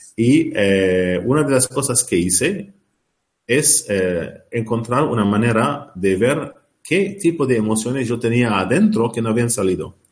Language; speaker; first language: Spanish; non-native, learner; Arabic